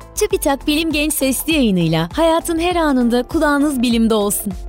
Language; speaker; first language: Turkish; native; Turkish